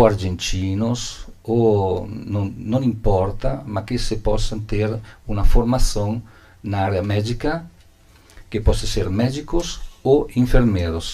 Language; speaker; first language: Portuguese; non-native, learner; Italian